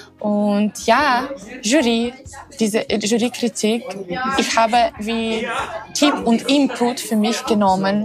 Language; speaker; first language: German; non-native, learner; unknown